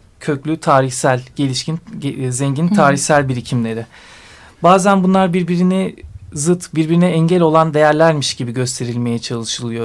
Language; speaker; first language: Turkish; native; Turkish